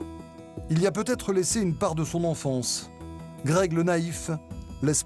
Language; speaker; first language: French; native; French